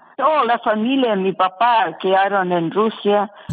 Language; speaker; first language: Spanish; non-native, fluent; Russian